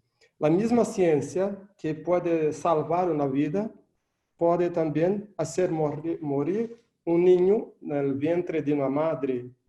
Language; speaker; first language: Spanish; non-native, fluent; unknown